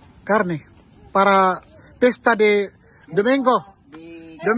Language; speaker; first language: Spanish; non-native, learner; Filipino